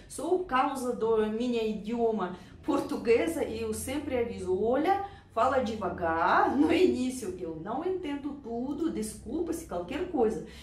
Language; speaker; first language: Portuguese; non-native, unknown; Russian